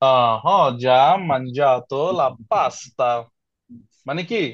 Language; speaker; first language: Italian; non-native, fluent; Bangla